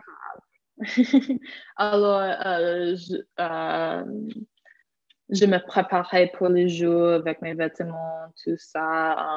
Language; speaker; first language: French; non-native, fluent; English